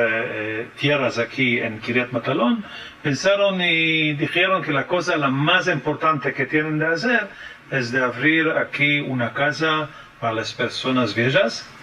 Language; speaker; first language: Spanish; early bilingual, heritage; French